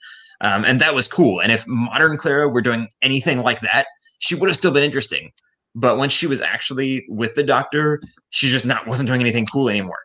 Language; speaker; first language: English; native; English